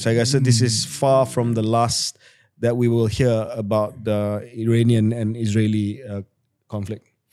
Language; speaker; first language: English; non-native, local second language; Malay